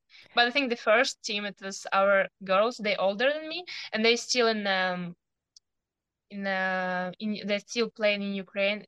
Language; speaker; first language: English; non-native, learner; Ukrainian